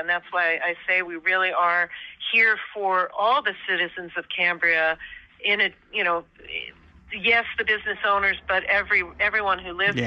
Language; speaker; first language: English; native; English